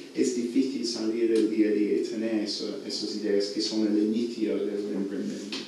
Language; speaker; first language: Spanish; non-native, fluent; English